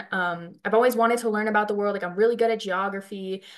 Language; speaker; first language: English; native; English